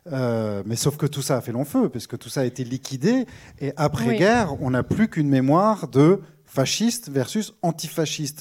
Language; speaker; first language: French; native; French